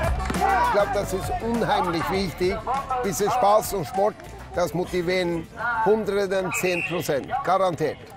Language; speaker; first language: German; non-native, fluent; Norwegian